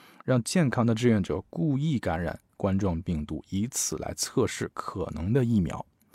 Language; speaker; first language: Chinese; native; Chinese